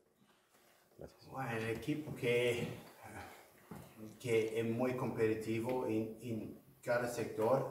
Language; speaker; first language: Spanish; non-native, fluent; English